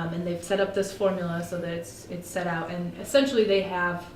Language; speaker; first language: English; native; English